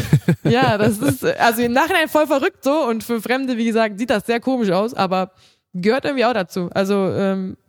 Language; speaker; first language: German; native; German